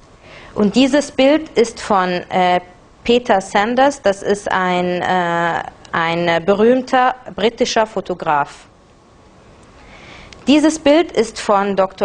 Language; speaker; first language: German; non-native, fluent; Arabic